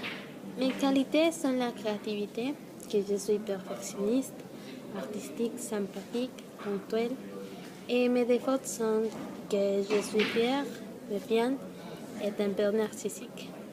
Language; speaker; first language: French; non-native, learner; Spanish